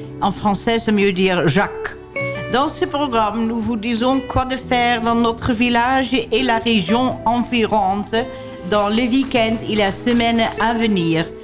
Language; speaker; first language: French; non-native, learner; Dutch